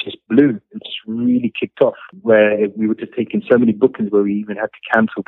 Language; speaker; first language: English; native; English